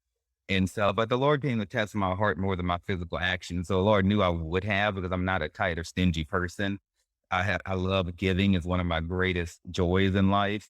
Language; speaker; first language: English; native; English